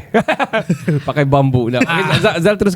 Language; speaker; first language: Malay; native; Malay